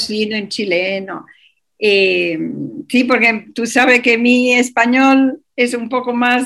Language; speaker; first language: Spanish; non-native, fluent; Italian